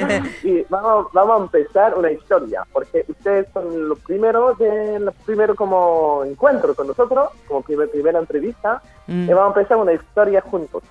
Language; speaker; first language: Spanish; non-native, fluent; French